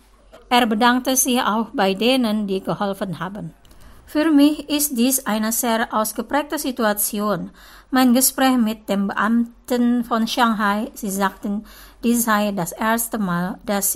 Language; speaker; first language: German; non-native, fluent; Indonesian